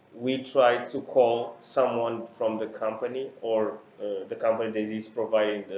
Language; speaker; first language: English; non-native, fluent; Portuguese